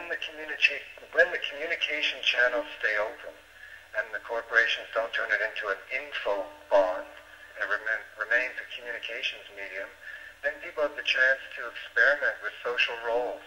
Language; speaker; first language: English; native; English